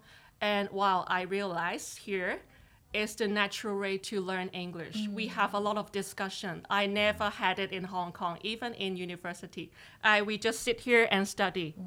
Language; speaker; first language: English; non-native, local second language; Cantonese